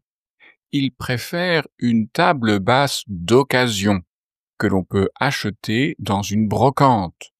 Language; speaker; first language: French; native; French